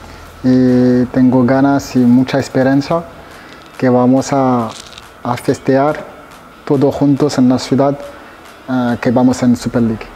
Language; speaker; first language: Spanish; non-native, fluent; French